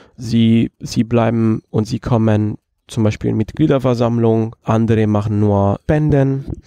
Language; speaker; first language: German; non-native, fluent; Italian